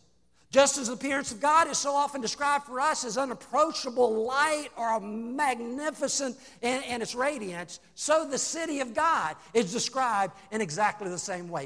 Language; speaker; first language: English; native; English